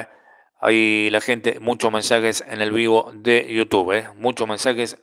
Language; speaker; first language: Spanish; native; Spanish